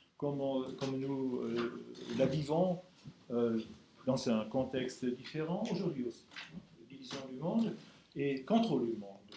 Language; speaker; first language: French; non-native, fluent; German